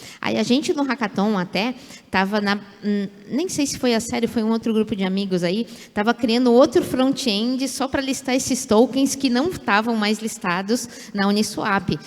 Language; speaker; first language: Portuguese; native; Portuguese